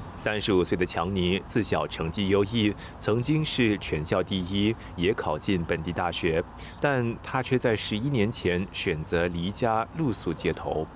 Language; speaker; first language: Chinese; native; Chinese